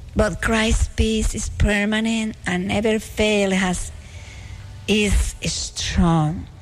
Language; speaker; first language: English; non-native, learner; Spanish